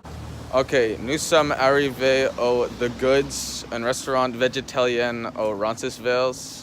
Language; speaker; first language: French; non-native, learner; English